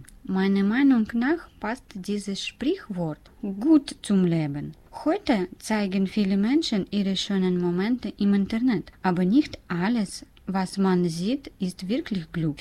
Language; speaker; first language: German; non-native, learner; Russian